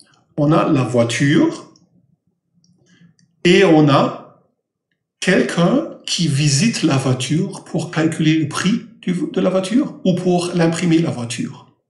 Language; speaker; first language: French; non-native, fluent; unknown